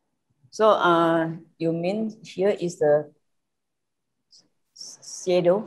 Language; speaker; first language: English; non-native, learner; Indonesian